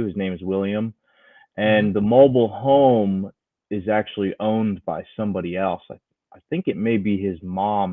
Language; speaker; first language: English; native; English